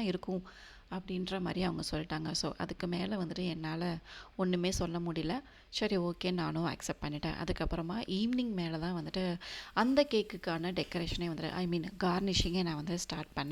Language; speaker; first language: Tamil; native; Tamil